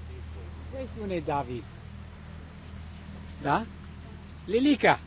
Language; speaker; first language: Romanian; non-native, learner; English